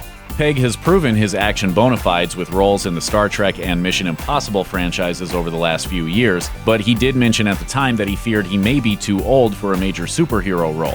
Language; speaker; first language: English; native; English